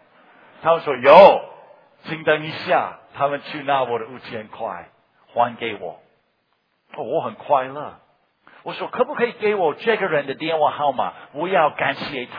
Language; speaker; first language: Chinese; non-native, fluent; English